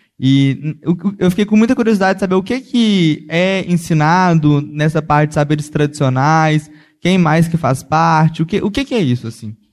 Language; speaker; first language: Portuguese; native; Portuguese